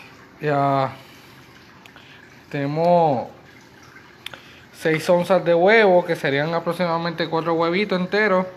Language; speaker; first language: Spanish; native; Spanish